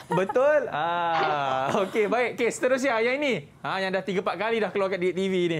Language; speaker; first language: Malay; native; Malay